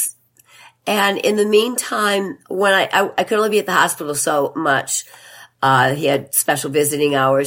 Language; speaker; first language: English; native; English